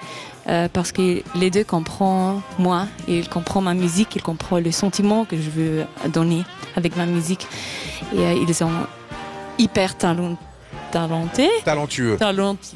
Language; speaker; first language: French; non-native, learner; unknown